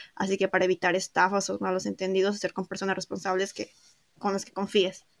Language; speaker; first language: Spanish; native; Spanish